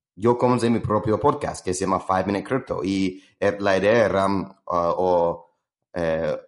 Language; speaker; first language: Spanish; non-native, fluent; English